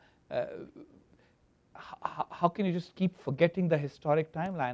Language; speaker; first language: English; non-native, local second language; Urdu